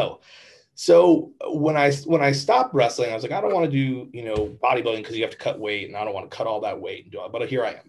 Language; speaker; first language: English; native; English